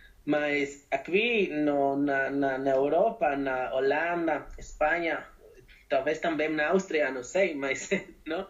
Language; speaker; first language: Portuguese; non-native, learner; Spanish